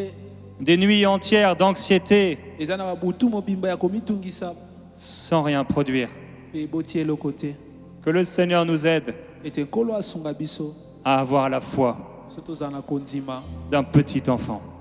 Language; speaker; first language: French; native; French